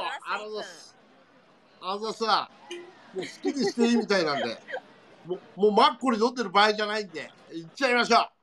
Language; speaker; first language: Japanese; native; Japanese